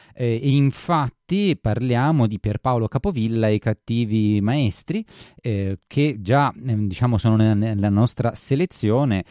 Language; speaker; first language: Italian; native; Italian